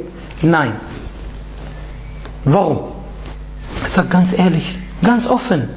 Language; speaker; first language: German; non-native, fluent; Arabic